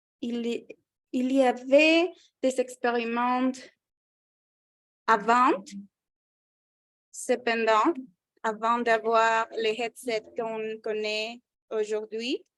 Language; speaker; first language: French; non-native, fluent; Spanish